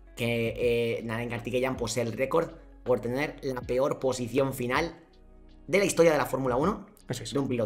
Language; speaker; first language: Spanish; native; Spanish